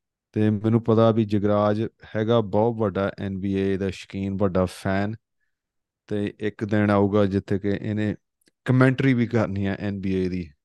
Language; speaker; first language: Punjabi; early bilingual, heritage; Punjabi